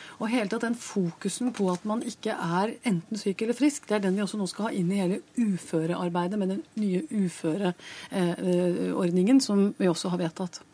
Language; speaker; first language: Norwegian; native; Norwegian